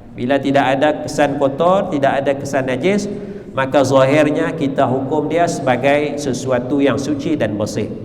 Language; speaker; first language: Malay; native; Malay